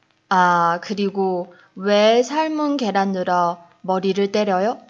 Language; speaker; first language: Korean; non-native, fluent; Chinese